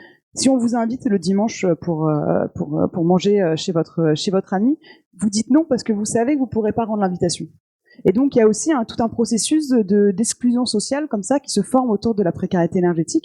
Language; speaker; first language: French; native; French